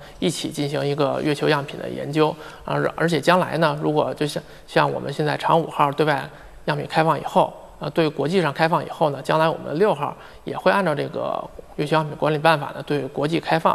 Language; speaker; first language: Chinese; native; Chinese